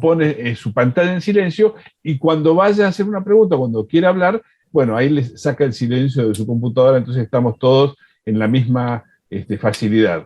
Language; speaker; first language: Spanish; native; Spanish